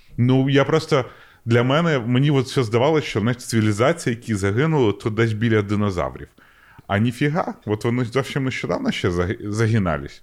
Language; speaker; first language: Ukrainian; non-native, local second language; Russian